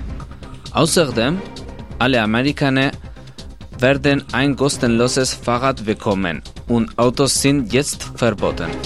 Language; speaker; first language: German; non-native, learner; Spanish